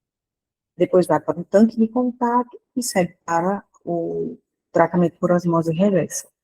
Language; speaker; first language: Portuguese; native; Portuguese